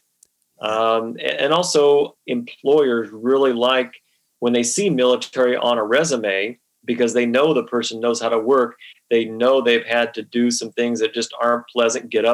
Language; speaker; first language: English; native; English